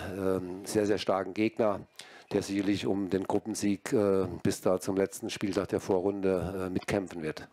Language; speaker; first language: German; native; German